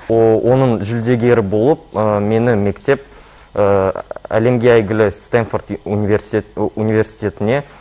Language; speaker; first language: Kazakh; native; Kazakh